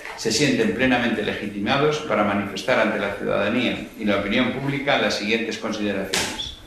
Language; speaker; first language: Spanish; native; Spanish